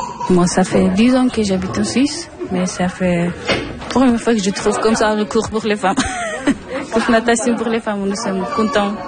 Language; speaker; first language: French; non-native, learner; Persian